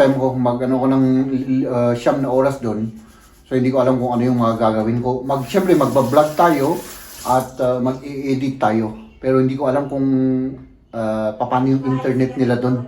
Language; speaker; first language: Filipino; native; Filipino